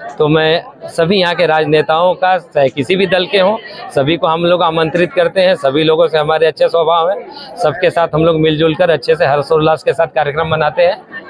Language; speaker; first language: Hindi; native; Hindi